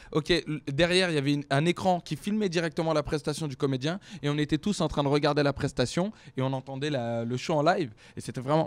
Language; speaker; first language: French; native; French